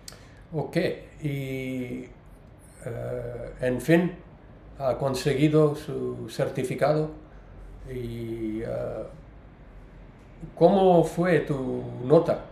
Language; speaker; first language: Spanish; non-native, learner; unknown